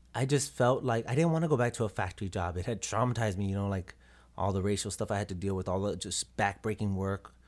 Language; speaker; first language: English; native; English